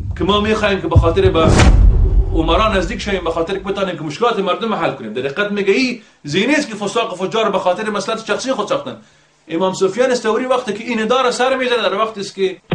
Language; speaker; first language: Persian; native; Persian